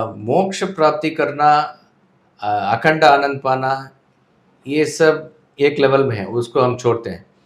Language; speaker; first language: Hindi; non-native, local second language; Tamil